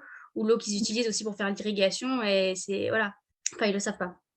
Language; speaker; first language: French; native; French